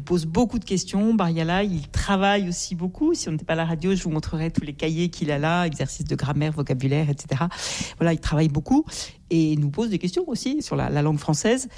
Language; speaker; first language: French; native; French